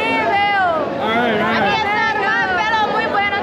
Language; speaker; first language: Spanish; non-native, learner; Portuguese